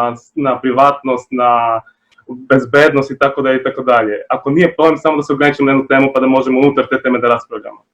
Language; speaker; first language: Bosnian; native; Bosnian